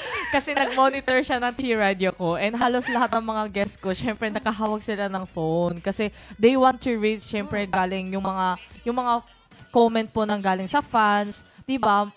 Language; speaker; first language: Filipino; non-native, fluent; Korean